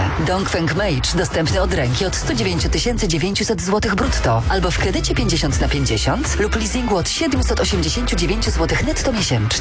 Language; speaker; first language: Polish; native; Polish